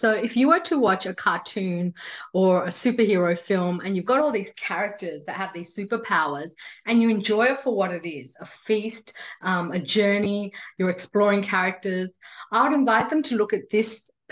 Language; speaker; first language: English; non-native, local second language; Hindi